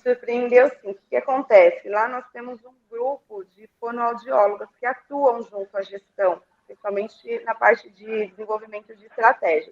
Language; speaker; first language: Portuguese; native; Portuguese